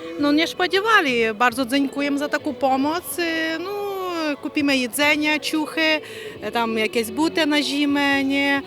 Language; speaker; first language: Polish; non-native, learner; Ukrainian